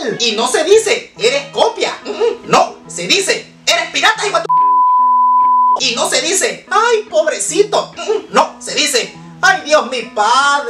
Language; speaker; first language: Spanish; native; Spanish